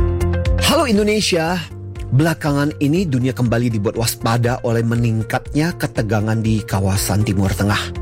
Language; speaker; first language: Indonesian; native; Indonesian